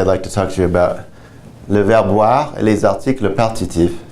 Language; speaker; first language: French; non-native, fluent; English